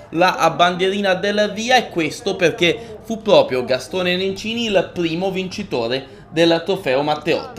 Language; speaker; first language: Italian; native; Italian